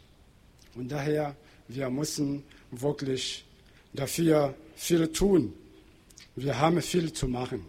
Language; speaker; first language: German; non-native, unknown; Portuguese